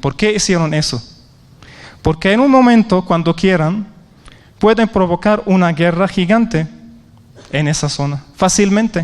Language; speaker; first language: Spanish; non-native, fluent; Arabic